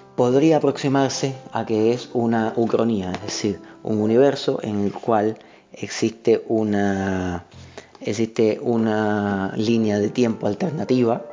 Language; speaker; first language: Spanish; native; Spanish